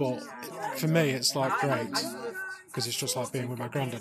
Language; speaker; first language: English; native; English